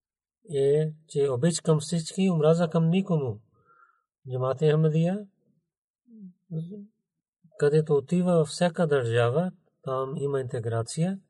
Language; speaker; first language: Bulgarian; non-native, fluent; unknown